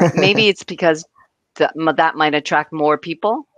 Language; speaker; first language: English; native; English